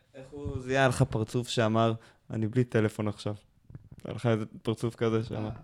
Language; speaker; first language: Hebrew; native; Hebrew